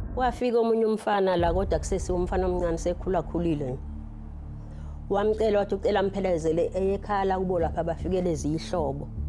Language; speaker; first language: Zulu; native; Zulu